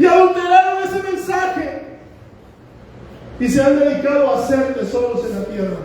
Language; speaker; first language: Spanish; native; Spanish